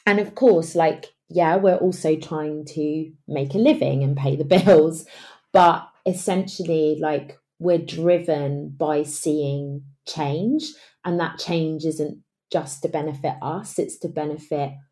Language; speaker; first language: English; native; English